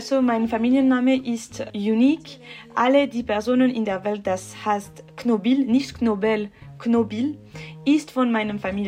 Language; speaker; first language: German; non-native, learner; French